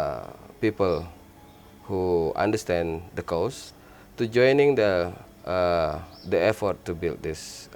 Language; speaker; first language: English; non-native, learner; Indonesian